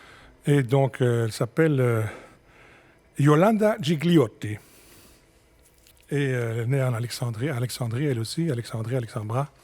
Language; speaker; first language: French; native; French